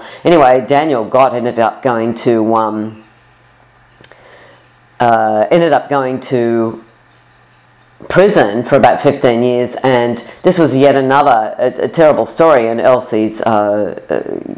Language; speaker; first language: English; native; English